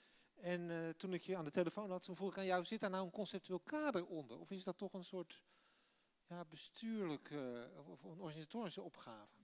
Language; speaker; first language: Dutch; native; Dutch